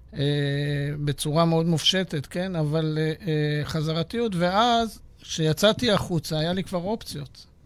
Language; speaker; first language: Hebrew; native; Hebrew